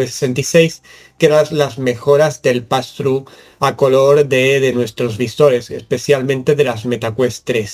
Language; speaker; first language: Spanish; native; Spanish